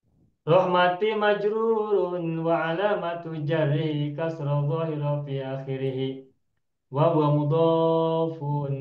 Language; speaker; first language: Arabic; non-native, fluent; Indonesian